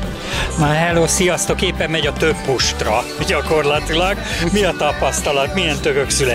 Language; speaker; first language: Hungarian; native; Hungarian